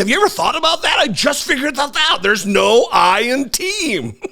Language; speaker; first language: English; native; English